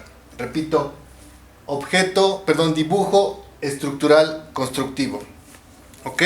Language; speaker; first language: Spanish; native; Spanish